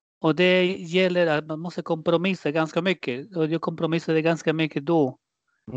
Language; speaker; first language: Swedish; non-native, fluent; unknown